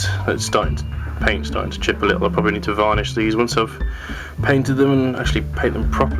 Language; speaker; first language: English; native; English